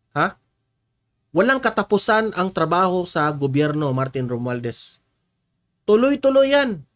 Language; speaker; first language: Filipino; non-native, local second language; Cebuano